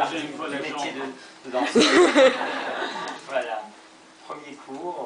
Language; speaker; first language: French; non-native, fluent; Persian